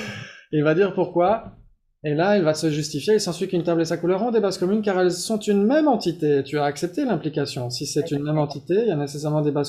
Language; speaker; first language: French; native; French